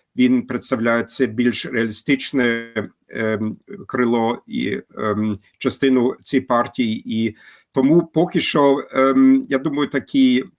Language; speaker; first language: Ukrainian; non-native, fluent; German